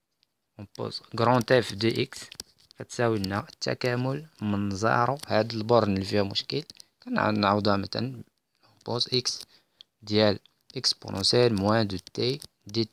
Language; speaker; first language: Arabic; native; Arabic